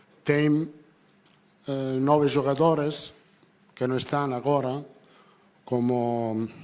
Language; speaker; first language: Portuguese; non-native, fluent; Italian